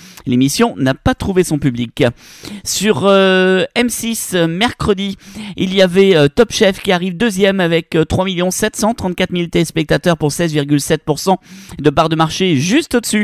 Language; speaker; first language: French; native; French